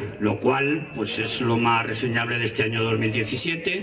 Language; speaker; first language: Spanish; native; Spanish